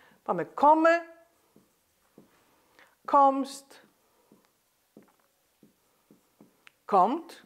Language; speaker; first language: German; non-native, fluent; Greek